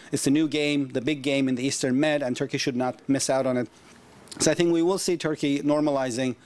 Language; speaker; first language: English; non-native, fluent; Turkish